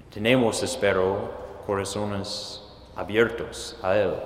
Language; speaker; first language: Spanish; non-native, fluent; English